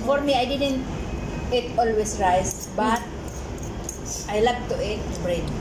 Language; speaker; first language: English; non-native, local second language; Filipino